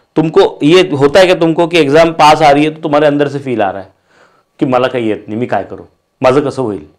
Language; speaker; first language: Hindi; non-native, local second language; Marathi